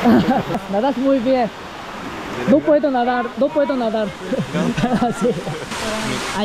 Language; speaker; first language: Spanish; non-native, learner; Korean